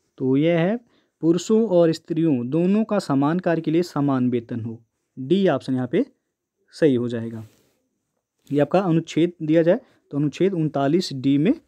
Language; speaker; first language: Hindi; native; Hindi